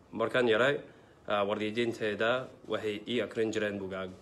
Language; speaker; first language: Somali; non-native, learner; English